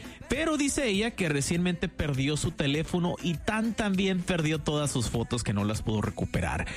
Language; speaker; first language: Spanish; early bilingual, heritage; Spanish